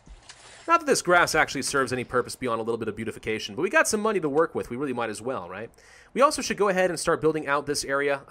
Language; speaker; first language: English; native; English